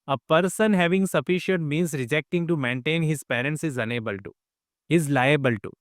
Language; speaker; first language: English; non-native, local second language; Gujarati